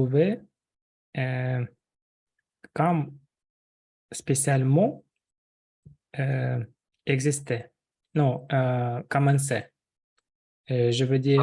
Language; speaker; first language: French; non-native, learner; Russian